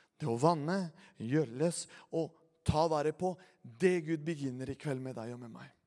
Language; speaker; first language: Norwegian; non-native, fluent; Spanish